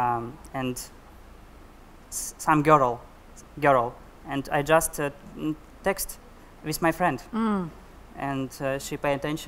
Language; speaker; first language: English; non-native, learner; Russian